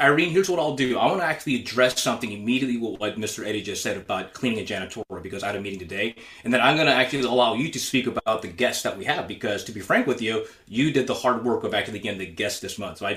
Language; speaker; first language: English; native; English